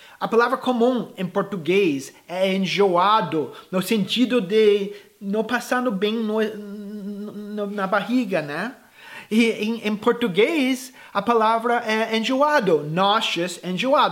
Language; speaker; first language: Portuguese; non-native, fluent; English